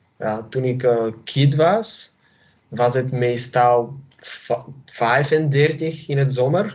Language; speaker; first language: Dutch; non-native, learner; Bulgarian